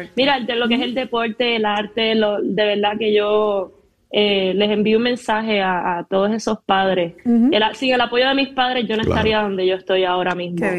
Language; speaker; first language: Spanish; native; Spanish